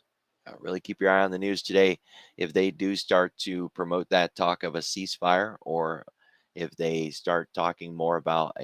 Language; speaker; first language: English; native; English